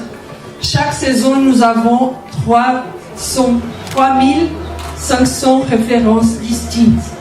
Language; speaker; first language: French; non-native, learner; Portuguese